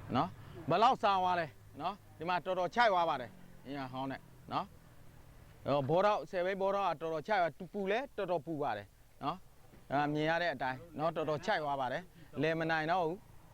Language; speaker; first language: Burmese; native; Burmese